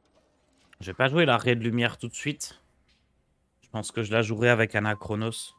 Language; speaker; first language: French; native; French